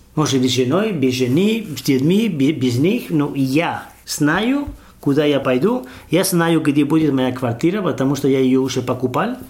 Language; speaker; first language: Russian; non-native, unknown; Spanish